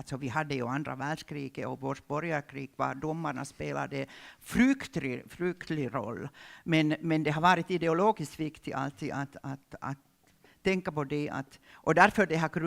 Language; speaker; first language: Swedish; non-native, local second language; Finnish